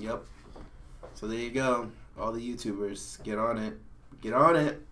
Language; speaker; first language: English; native; English